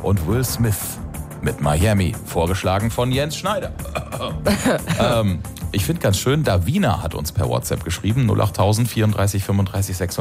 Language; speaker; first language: German; native; German